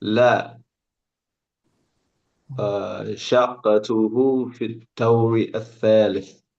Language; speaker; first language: Arabic; non-native, learner; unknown